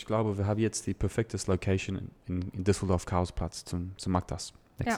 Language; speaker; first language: German; non-native, learner; English